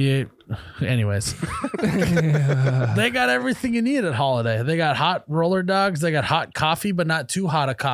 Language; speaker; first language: English; native; English